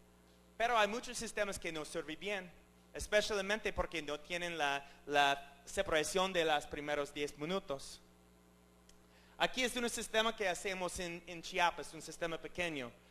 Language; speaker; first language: Spanish; non-native, learner; English